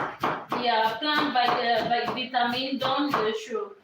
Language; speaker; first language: French; non-native, learner; English